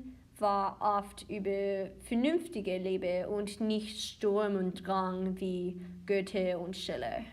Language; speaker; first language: German; non-native, learner; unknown